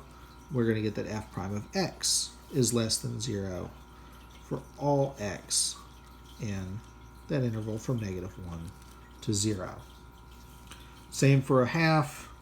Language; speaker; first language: English; native; English